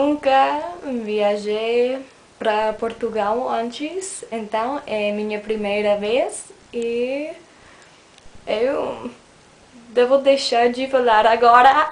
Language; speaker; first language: Portuguese; non-native, learner; English